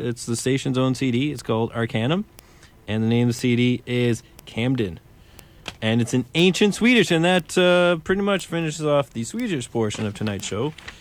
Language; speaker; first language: English; native; English